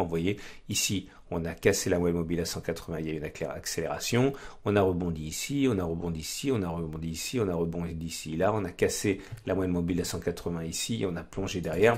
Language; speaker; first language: French; native; French